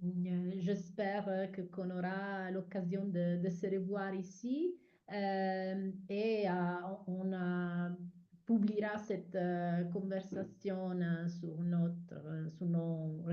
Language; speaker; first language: French; non-native, fluent; Italian